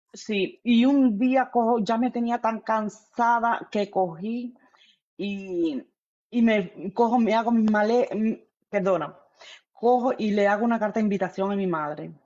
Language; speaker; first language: Spanish; native; Spanish